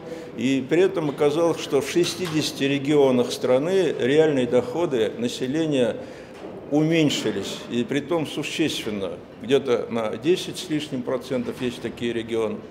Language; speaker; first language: Russian; native; Russian